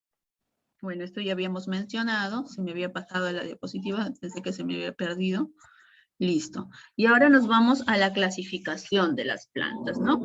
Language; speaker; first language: Spanish; native; Spanish